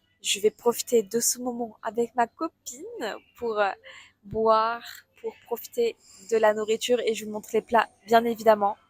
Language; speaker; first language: French; native; French